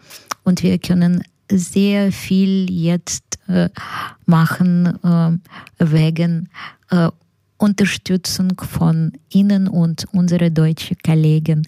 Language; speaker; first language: German; non-native, learner; Ukrainian